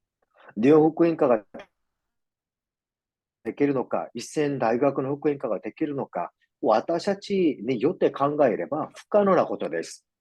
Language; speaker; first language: Japanese; non-native, fluent; Korean